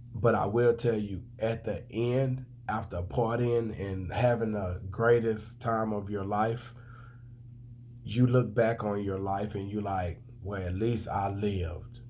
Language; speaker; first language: English; native; English